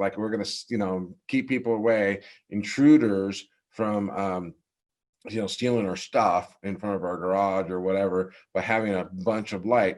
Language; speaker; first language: English; native; English